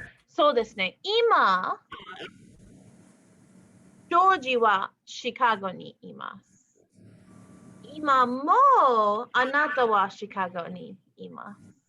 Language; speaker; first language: Japanese; non-native, fluent; English